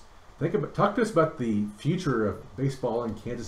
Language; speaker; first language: English; native; English